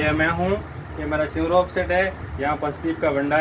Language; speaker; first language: Hindi; native; Hindi